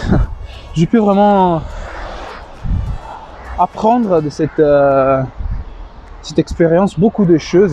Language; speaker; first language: French; non-native, fluent; Spanish